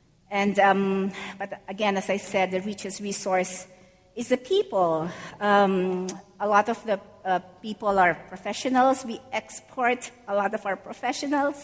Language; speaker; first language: English; non-native, local second language; Filipino